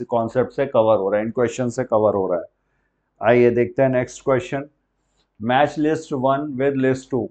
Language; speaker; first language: Hindi; native; Hindi